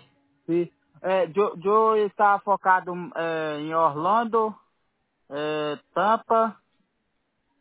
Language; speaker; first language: Spanish; non-native, learner; Portuguese